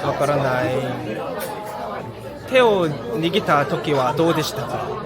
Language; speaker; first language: Japanese; non-native, learner; Korean